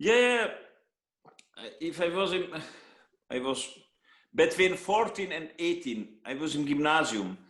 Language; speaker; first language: English; non-native, learner; Hungarian